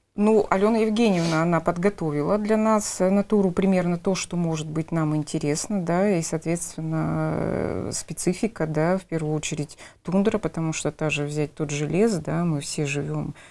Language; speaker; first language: Russian; native; Russian